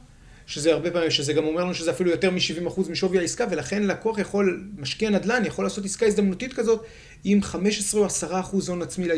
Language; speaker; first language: Hebrew; native; Hebrew